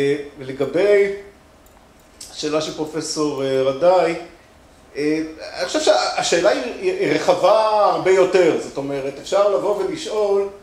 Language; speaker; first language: Hebrew; native; Hebrew